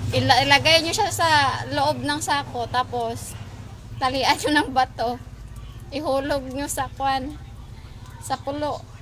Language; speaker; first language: Filipino; non-native, local second language; Hiligaynon